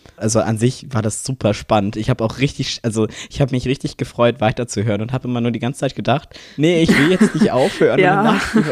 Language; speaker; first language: German; native; German